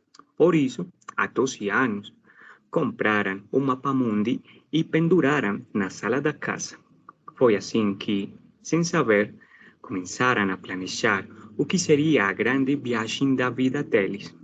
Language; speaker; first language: Portuguese; non-native, learner; Spanish